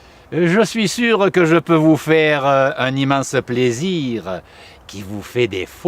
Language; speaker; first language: French; native; French